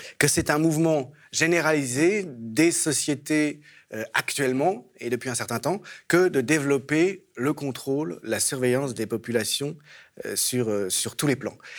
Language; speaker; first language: French; native; French